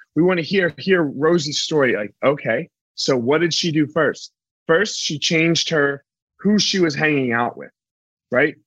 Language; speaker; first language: English; native; English